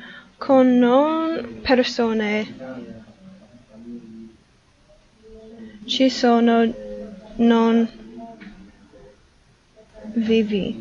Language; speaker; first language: Italian; non-native, learner; English